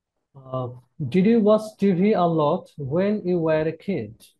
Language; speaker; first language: English; non-native, fluent; Bangla